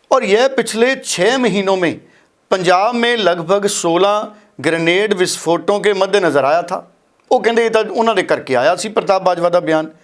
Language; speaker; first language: Hindi; non-native, local second language; Punjabi